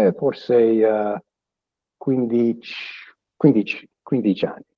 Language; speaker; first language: Italian; early bilingual, other home language; English